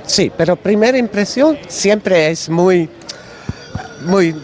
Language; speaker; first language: Spanish; non-native, learner; Dutch